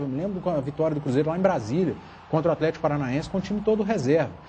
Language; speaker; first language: Portuguese; native; Portuguese